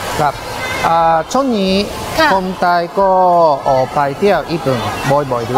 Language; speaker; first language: Thai; non-native, learner; Japanese